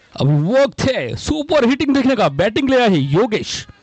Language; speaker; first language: Hindi; non-native, local second language; Marathi